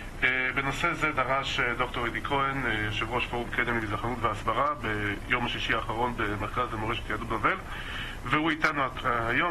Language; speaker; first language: Hebrew; native; Hebrew